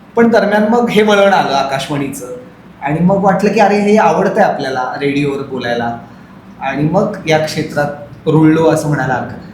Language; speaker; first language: Marathi; native; Marathi